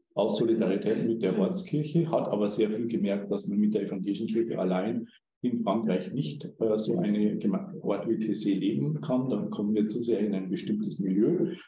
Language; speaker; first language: German; native; German